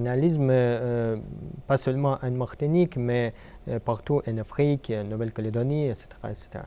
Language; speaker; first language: French; non-native, fluent; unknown